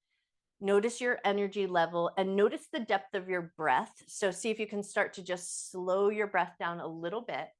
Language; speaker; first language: English; native; English